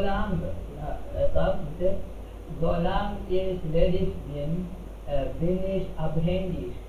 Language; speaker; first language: German; non-native, learner; Hindi